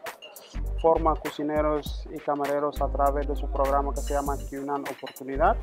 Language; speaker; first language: Spanish; non-native, fluent; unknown